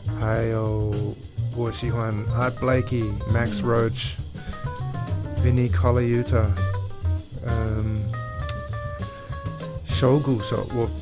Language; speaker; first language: Chinese; non-native, fluent; English